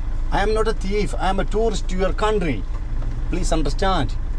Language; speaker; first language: English; non-native, local second language; Malayalam